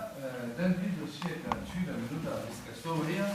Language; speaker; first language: Danish; non-native, learner; Kurdish